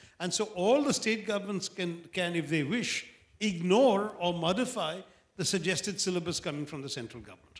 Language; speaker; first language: English; non-native, local second language; Malayalam